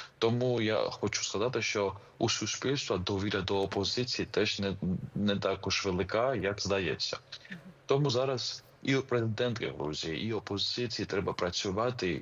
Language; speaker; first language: Ukrainian; non-native, fluent; Georgian